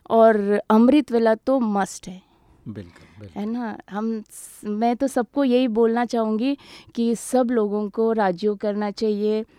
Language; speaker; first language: Hindi; native; Hindi